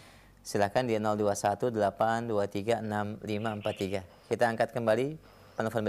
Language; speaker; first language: Indonesian; native; Indonesian